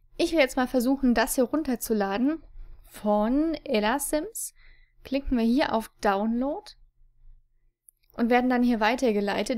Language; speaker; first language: German; native; German